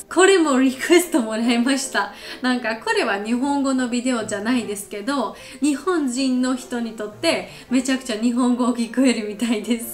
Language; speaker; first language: Japanese; non-native, learner; Georgian